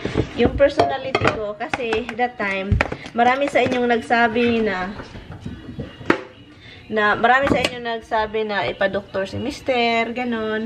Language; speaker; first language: Filipino; native; Filipino